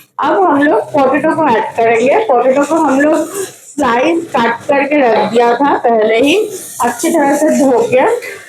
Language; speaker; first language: Hindi; non-native, local second language; Bangla